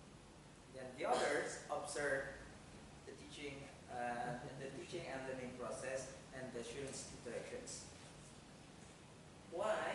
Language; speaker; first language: English; non-native, fluent; Indonesian